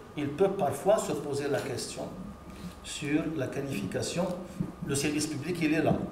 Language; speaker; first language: French; non-native, local second language; Arabic